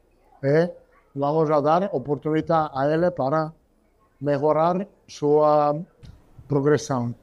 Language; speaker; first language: Portuguese; non-native, learner; Italian